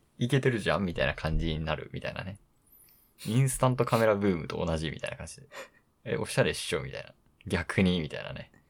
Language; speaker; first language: Japanese; native; Japanese